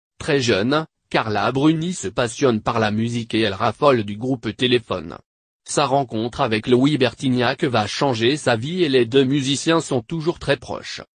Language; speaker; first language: French; native; French